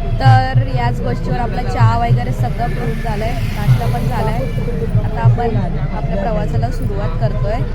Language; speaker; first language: Marathi; native; Marathi